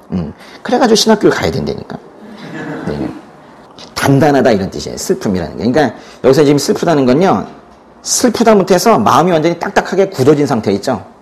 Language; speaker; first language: Korean; native; Korean